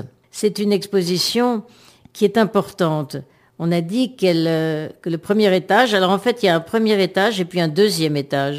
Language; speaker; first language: French; native; French